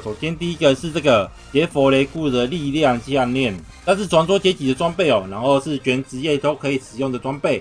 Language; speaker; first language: Chinese; native; Chinese